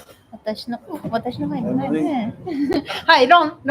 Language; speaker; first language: Japanese; non-native, learner; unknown